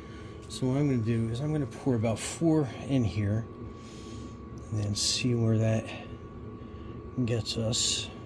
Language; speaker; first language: English; native; English